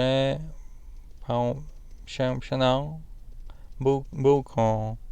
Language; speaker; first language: Polish; non-native, learner; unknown